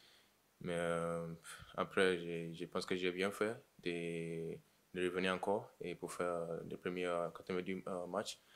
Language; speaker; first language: French; non-native, learner; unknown